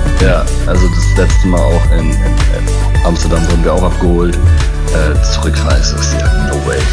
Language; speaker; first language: German; native; German